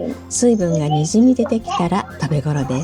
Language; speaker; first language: Japanese; native; Japanese